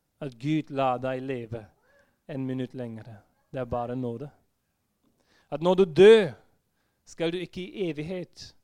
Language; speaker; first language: Norwegian; non-native, fluent; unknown